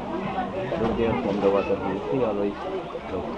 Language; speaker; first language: English; non-native, learner; Romanian